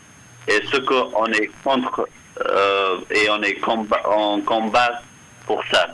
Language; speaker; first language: French; non-native, fluent; Persian